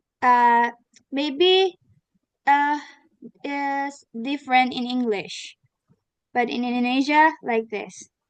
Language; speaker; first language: English; non-native, learner; Indonesian